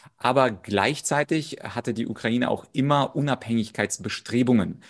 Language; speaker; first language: German; early bilingual, other home language; Russian